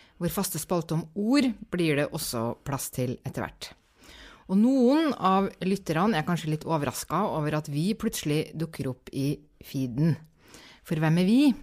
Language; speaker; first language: Norwegian; native; Norwegian